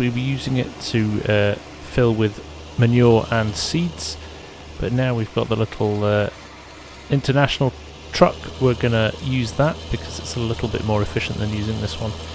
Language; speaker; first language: English; native; English